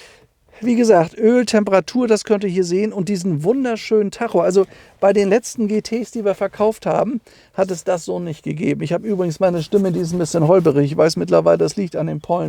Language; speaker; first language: German; native; German